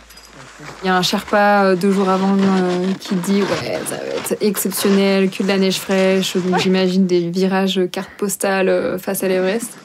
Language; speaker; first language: French; native; French